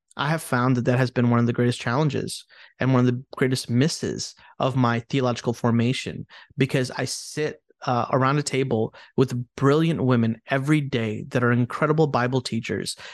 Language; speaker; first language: English; early bilingual, other home language; Hindi